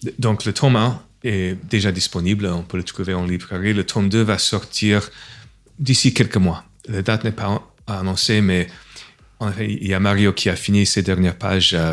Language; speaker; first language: French; non-native, fluent; English